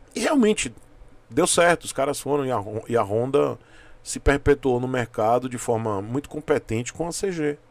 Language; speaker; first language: Portuguese; native; Portuguese